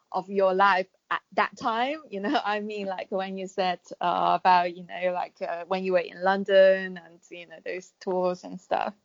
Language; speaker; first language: English; non-native, fluent; Chinese